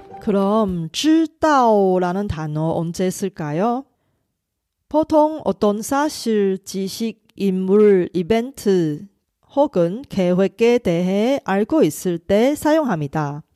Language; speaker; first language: Korean; non-native, fluent; Chinese